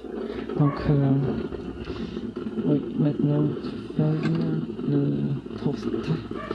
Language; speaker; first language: French; non-native, fluent; Portuguese